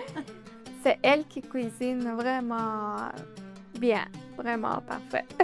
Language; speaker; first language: French; non-native, learner; Persian